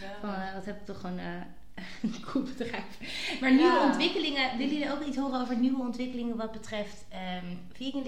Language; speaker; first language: Dutch; native; Dutch